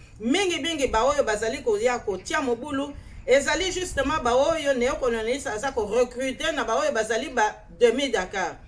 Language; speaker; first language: Lingala; native; Lingala